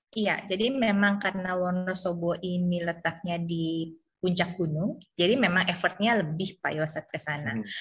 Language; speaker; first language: Indonesian; native; Indonesian